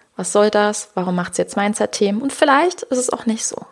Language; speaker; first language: German; native; German